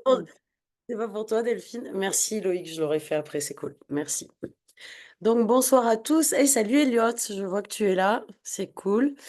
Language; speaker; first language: French; native; French